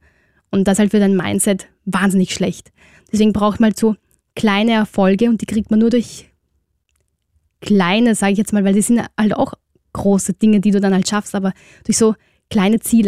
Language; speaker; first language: German; native; German